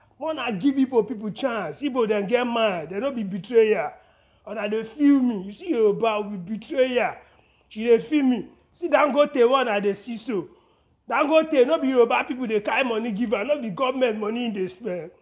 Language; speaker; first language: Nigerian Pidgin; non-native, local second language; Yoruba